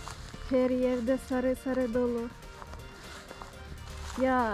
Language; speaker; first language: Turkish; non-native, learner; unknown